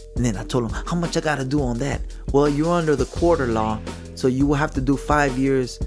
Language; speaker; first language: English; early bilingual, other home language; Spanish